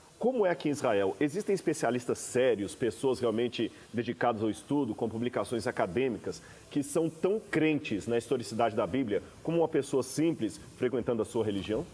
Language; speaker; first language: Portuguese; native; Portuguese